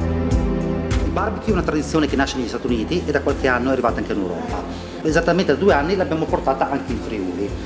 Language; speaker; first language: Italian; native; Italian